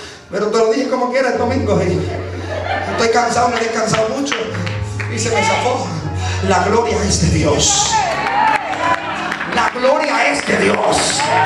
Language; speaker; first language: Spanish; early bilingual, heritage; Spanish